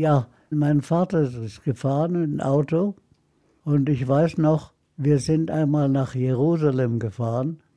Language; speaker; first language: German; non-native, fluent; Arabic